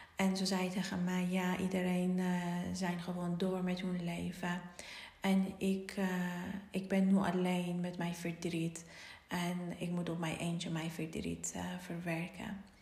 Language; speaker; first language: Dutch; non-native, fluent; Persian